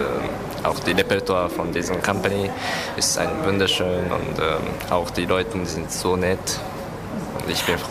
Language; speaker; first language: German; non-native, learner; Japanese